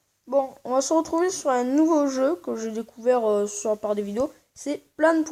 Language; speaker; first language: French; native; French